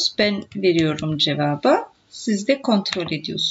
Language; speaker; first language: Turkish; native; Turkish